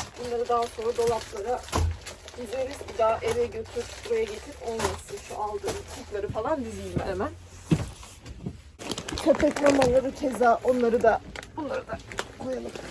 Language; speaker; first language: Turkish; early bilingual, other home language; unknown